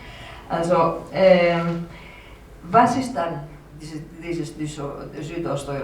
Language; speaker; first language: German; non-native, fluent; Greek